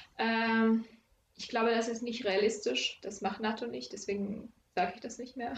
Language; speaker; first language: German; non-native, fluent; Ukrainian